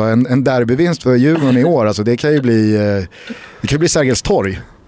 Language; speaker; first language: Swedish; native; Swedish